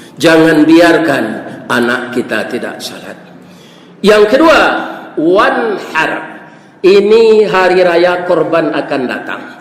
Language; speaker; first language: Malay; non-native, local second language; Minangkabau